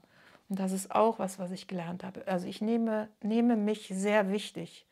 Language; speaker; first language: German; native; German